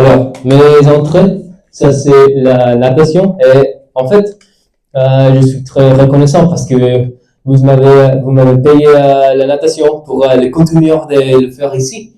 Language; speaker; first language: French; non-native, fluent; English